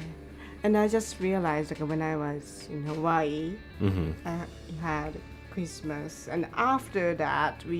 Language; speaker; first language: English; non-native, learner; Japanese